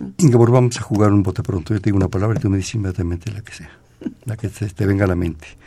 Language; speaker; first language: Spanish; native; Spanish